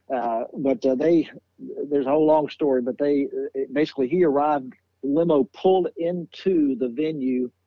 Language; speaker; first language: English; native; English